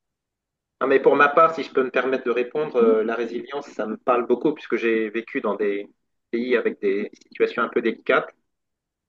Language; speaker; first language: French; native; French